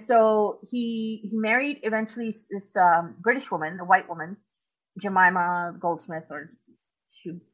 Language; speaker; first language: English; non-native, local second language; Urdu